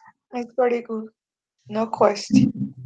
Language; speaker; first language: English; non-native, learner; Spanish